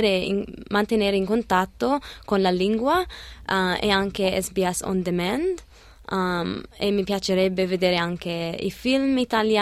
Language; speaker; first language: Italian; non-native, learner; Arabic